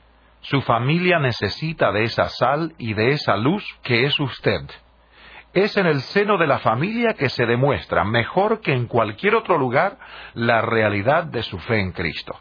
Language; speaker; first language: Spanish; native; Spanish